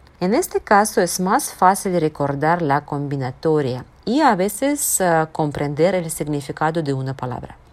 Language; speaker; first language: Spanish; non-native, fluent; Russian